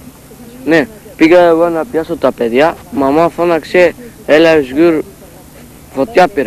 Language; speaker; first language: Greek; non-native, local second language; Turkish